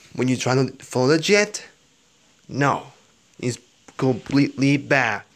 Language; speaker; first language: English; non-native, learner; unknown